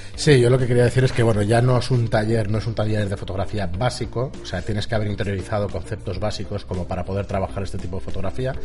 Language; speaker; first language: Spanish; native; Spanish